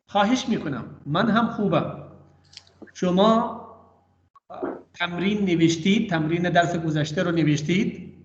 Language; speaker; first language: Persian; non-native, fluent; Urdu